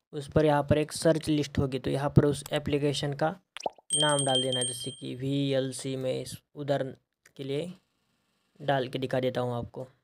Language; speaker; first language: Hindi; non-native, local second language; Marathi